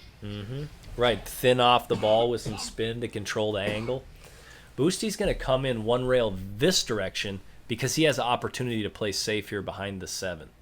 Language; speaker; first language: English; native; English